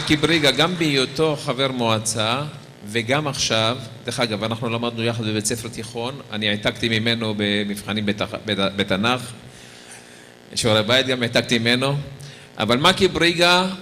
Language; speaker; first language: Hebrew; native; Hebrew